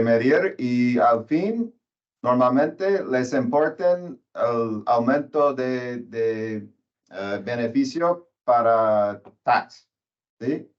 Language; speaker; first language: Spanish; non-native, learner; English